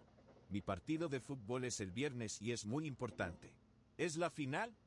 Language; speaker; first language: Spanish; non-native, learner; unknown